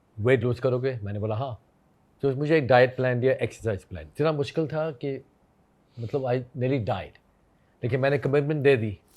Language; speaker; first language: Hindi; non-native, fluent; English